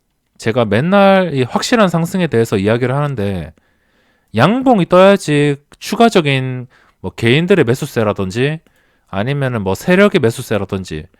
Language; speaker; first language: Korean; native; Korean